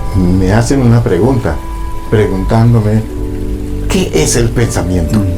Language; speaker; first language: Spanish; non-native, fluent; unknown